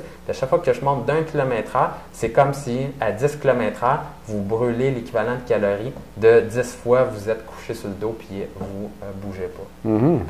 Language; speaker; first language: French; native; French